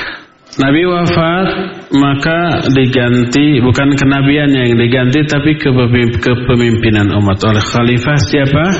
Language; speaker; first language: Indonesian; native; Indonesian